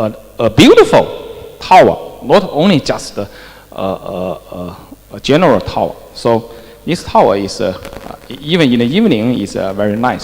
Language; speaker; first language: English; non-native, fluent; Chinese